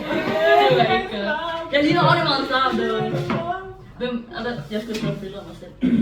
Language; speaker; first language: Danish; early bilingual, other home language; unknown